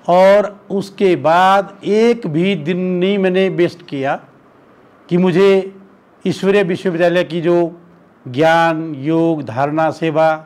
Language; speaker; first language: Hindi; native; Hindi